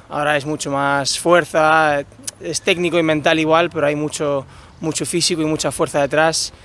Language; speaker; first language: Spanish; native; Spanish